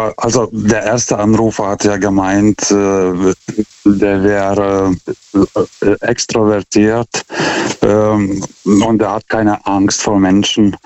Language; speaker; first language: German; non-native, fluent; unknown